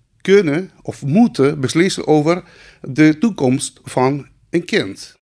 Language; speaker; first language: Dutch; non-native, local second language; Spanish